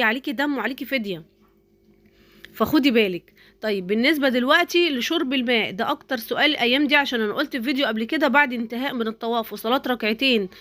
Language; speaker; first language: Arabic; native; Arabic